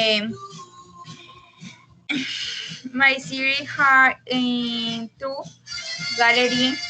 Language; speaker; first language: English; non-native, learner; Spanish